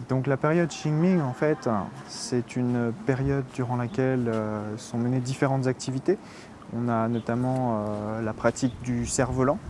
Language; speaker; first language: French; native; French